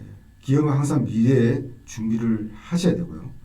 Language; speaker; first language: Korean; native; Korean